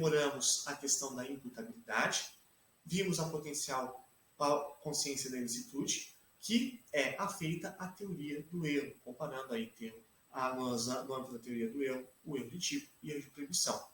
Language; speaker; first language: Portuguese; native; Portuguese